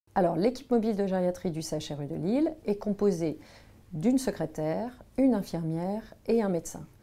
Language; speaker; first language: French; native; French